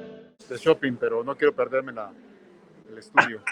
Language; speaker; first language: Spanish; native; Spanish